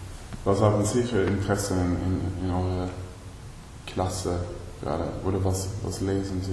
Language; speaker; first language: German; non-native, learner; Swedish